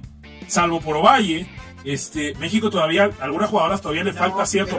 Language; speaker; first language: Spanish; native; Spanish